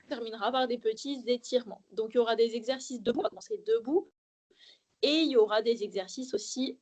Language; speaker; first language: French; native; French